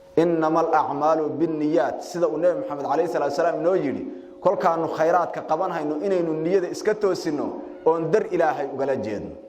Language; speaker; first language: Somali; native; Somali